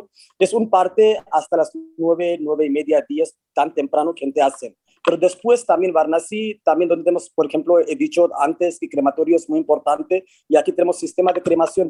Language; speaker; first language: Spanish; non-native, fluent; Hindi